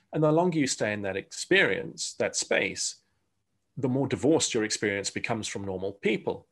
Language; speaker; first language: English; native; English